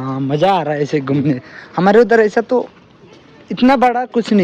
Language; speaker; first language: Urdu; non-native, local second language; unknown